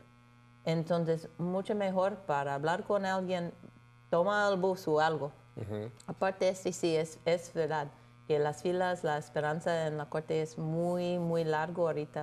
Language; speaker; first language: Spanish; non-native, fluent; English